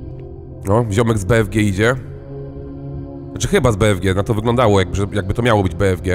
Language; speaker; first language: Polish; native; Polish